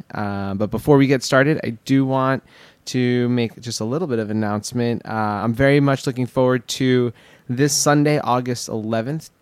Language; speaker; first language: English; native; English